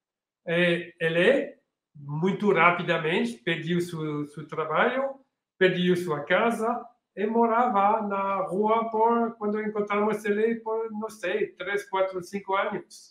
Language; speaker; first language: Portuguese; non-native, learner; French